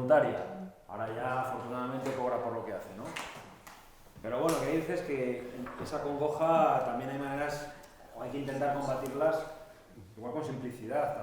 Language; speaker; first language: Spanish; native; Spanish